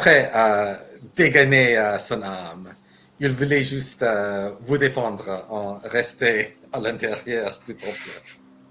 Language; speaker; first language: French; non-native, fluent; English